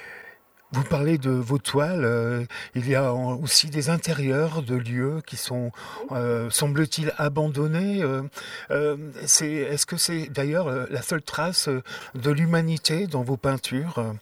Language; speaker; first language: French; native; French